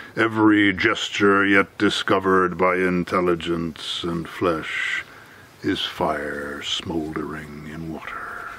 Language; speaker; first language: English; native; English